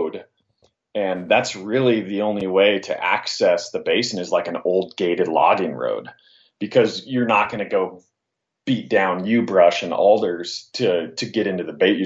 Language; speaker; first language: English; native; English